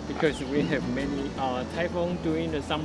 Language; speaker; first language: English; non-native, local second language; Chinese